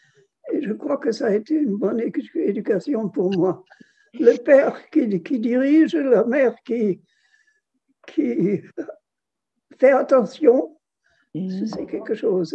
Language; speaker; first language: French; non-native, fluent; German